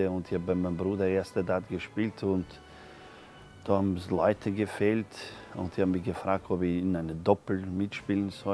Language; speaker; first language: German; non-native, fluent; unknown